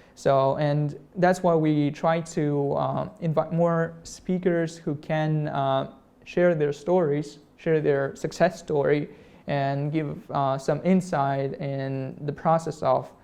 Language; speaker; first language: English; non-native, fluent; Russian